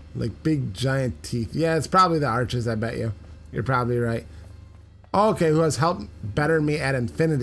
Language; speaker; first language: English; native; English